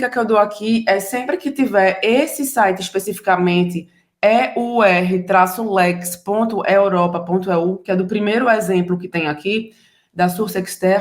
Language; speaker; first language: Portuguese; native; Portuguese